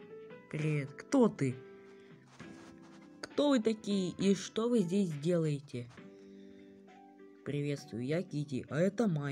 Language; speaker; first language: Russian; native; Russian